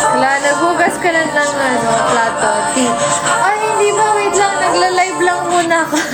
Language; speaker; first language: Filipino; native; Filipino